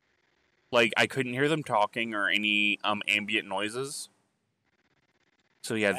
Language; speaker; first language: English; native; English